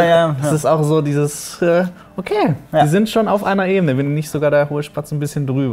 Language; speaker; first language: German; native; German